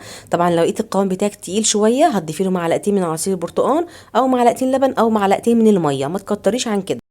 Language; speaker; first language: Arabic; native; Arabic